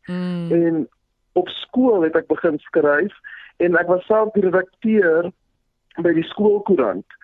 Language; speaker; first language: Afrikaans; early bilingual, other home language; Zulu